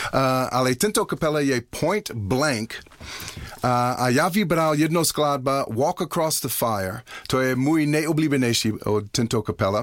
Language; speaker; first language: Czech; non-native, learner; English